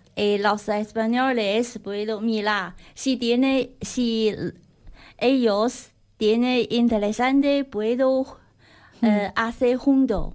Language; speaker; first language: Spanish; non-native, learner; Chinese